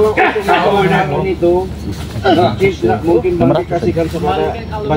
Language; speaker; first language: Indonesian; native; Indonesian